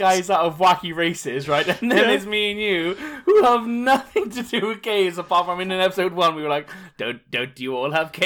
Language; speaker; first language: English; native; English